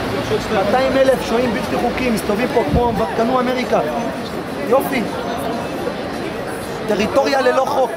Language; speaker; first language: Hebrew; native; Hebrew